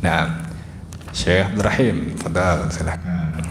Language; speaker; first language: Indonesian; native; Indonesian